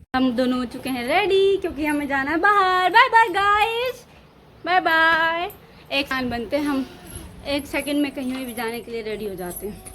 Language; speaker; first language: Hindi; native; Hindi